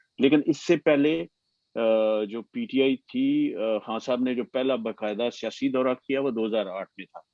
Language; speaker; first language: Urdu; non-native, local second language; Punjabi